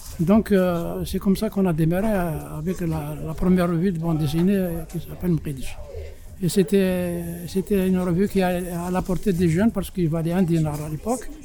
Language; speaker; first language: French; non-native, local second language; Arabic